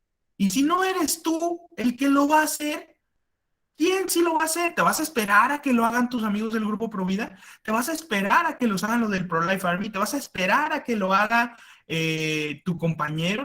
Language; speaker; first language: Spanish; native; Spanish